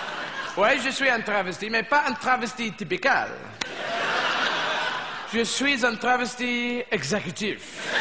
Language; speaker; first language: French; non-native, fluent; English